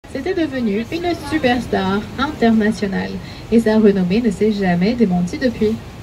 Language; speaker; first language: French; native; French